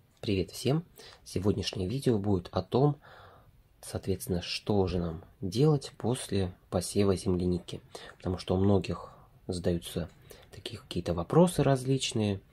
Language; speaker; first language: Russian; native; Russian